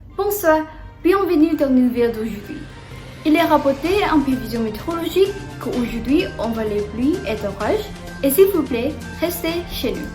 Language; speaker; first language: French; non-native, learner; Indonesian